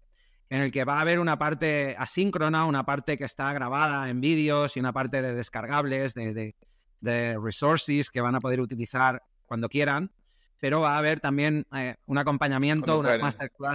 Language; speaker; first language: Spanish; native; Spanish